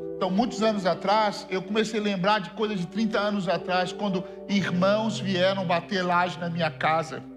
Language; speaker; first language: Portuguese; native; Portuguese